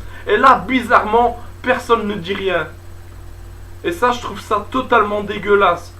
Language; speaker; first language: French; native; French